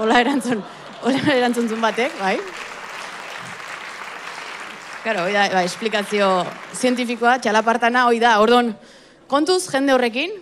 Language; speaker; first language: Basque; native; Basque